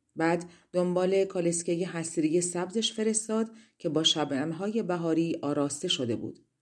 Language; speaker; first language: Persian; native; Persian